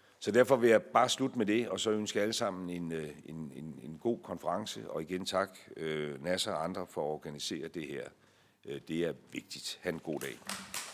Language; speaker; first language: Danish; native; Danish